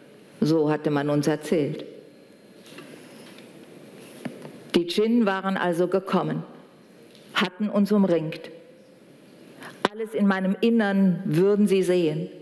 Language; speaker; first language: German; native; German